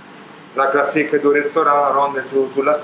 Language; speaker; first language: French; non-native, learner; Italian